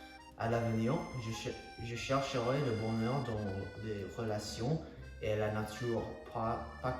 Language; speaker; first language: French; non-native, learner; English